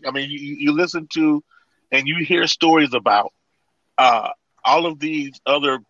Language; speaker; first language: English; native; English